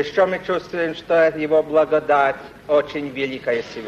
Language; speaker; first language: Russian; non-native, fluent; Polish